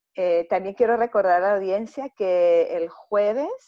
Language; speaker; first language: Spanish; non-native, fluent; Greek